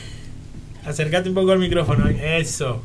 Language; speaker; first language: Spanish; native; Spanish